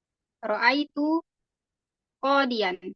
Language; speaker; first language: Arabic; non-native, learner; Indonesian